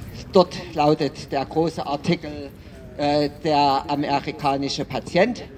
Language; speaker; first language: German; native; German